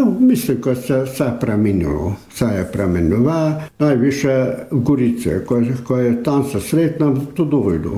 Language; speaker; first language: Serbian; early bilingual, heritage; Croatian